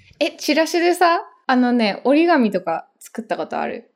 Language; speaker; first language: Japanese; native; Japanese